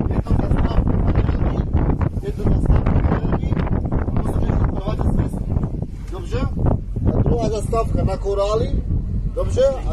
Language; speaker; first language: Czech; non-native, fluent; Arabic